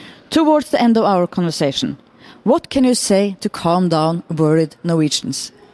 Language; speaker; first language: English; non-native, fluent; Norwegian